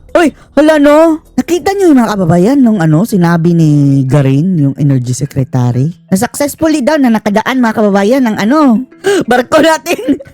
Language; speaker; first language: Filipino; native; Filipino